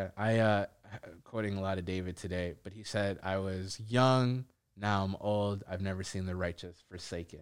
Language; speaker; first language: English; native; English